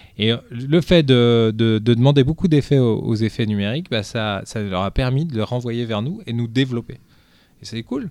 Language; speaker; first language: French; early bilingual, other home language; Portuguese